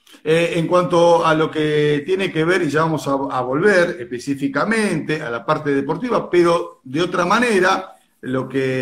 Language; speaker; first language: Spanish; native; Spanish